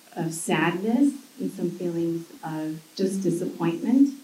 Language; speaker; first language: English; early bilingual, other home language; Spanish